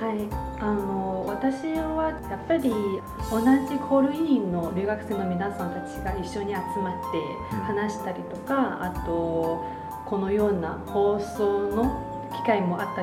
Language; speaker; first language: Japanese; non-native, fluent; Chinese